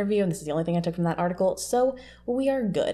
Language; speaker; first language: English; native; English